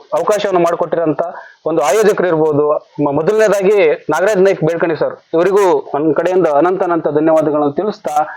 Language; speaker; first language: Kannada; native; Kannada